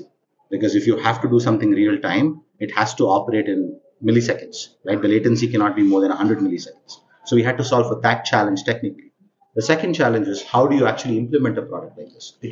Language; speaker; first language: English; non-native, local second language; Kannada